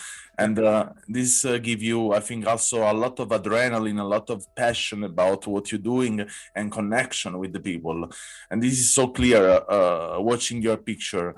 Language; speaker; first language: English; non-native, fluent; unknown